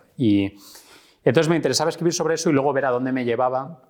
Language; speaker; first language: Spanish; native; Spanish